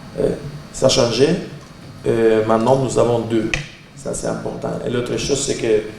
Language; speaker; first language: French; non-native, learner; Portuguese